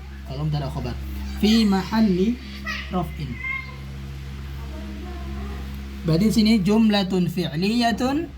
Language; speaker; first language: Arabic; non-native, fluent; Indonesian